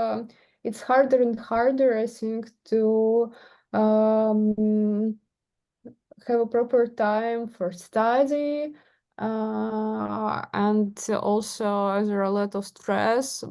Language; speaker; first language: English; non-native, learner; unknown